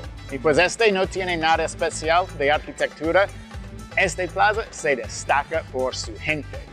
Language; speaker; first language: Spanish; non-native, fluent; English